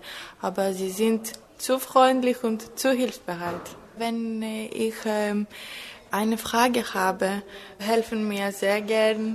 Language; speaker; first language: German; non-native, fluent; Greek